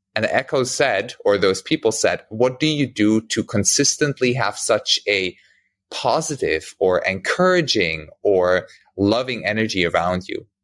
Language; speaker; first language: English; non-native, fluent; German